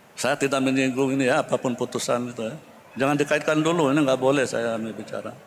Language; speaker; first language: Indonesian; non-native, local second language; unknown